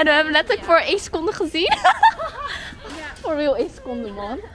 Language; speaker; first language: Dutch; early bilingual, other home language; Chinese